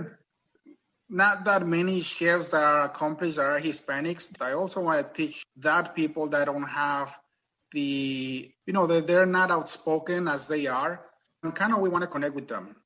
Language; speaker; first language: English; non-native, fluent; Spanish